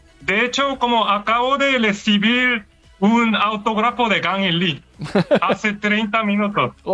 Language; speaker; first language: Spanish; non-native, learner; Korean